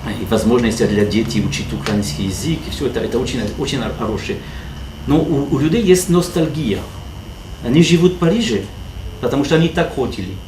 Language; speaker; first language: Russian; non-native, learner; French